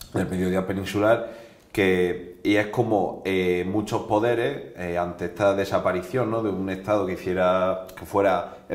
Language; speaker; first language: Spanish; native; Spanish